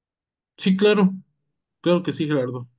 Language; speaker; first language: Spanish; native; Spanish